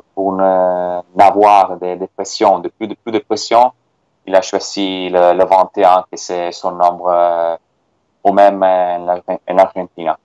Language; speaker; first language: French; non-native, fluent; Italian